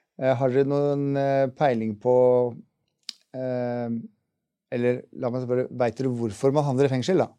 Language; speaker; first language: Norwegian; native; Norwegian